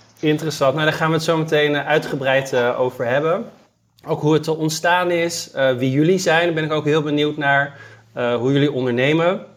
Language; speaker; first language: Dutch; native; Dutch